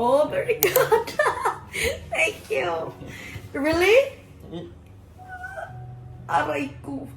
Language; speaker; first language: English; non-native, learner; Filipino